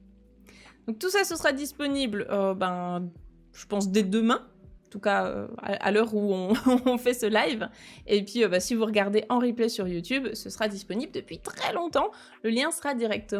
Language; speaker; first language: French; native; French